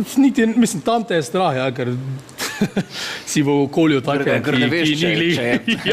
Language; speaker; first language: Slovenian; native; Slovenian